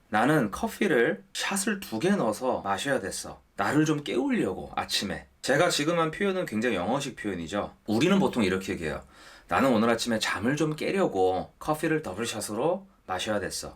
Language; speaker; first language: Korean; native; Korean